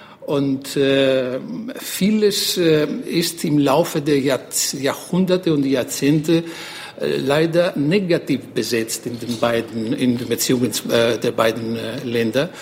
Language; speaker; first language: German; non-native, fluent; Greek